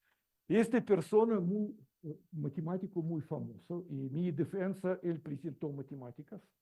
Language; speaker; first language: Spanish; non-native, learner; Russian